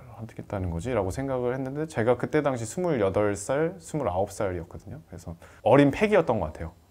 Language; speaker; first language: Korean; native; Korean